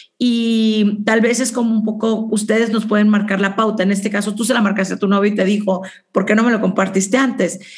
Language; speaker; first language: Spanish; native; Spanish